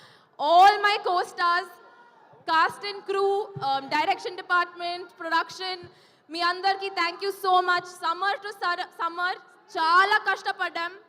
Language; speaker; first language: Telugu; non-native, fluent; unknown